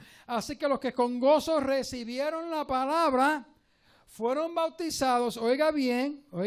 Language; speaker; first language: Spanish; native; Spanish